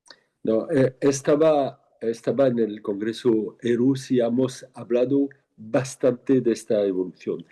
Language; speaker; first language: Spanish; non-native, fluent; French